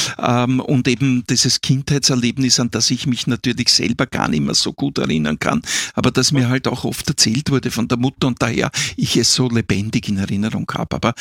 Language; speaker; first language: German; native; German